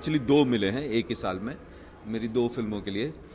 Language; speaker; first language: Hindi; native; Hindi